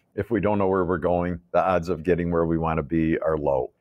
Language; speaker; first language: English; native; English